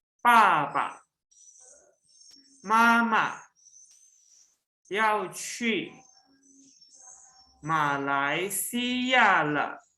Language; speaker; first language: Chinese; non-native, local second language; Indonesian